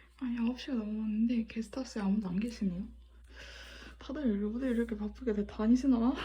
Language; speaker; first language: Korean; native; Korean